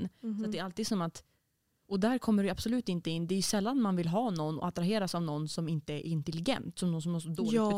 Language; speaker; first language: Swedish; native; Swedish